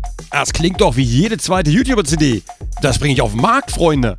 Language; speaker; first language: German; native; German